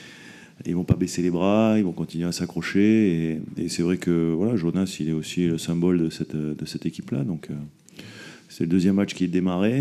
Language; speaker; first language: French; native; French